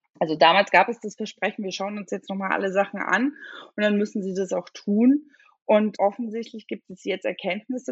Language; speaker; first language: German; native; German